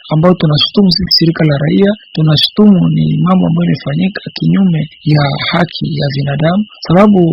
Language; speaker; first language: Swahili; native; Swahili